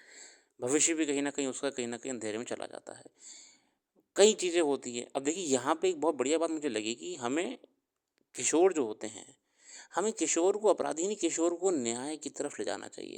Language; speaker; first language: Hindi; native; Hindi